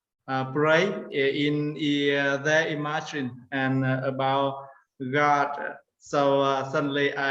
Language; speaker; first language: English; non-native, learner; Vietnamese